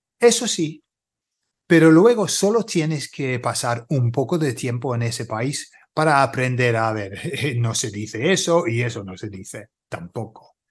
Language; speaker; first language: Spanish; non-native, fluent; English